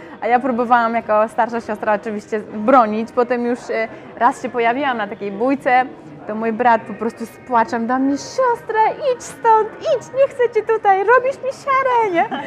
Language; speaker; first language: Polish; early bilingual, other home language; Mongolian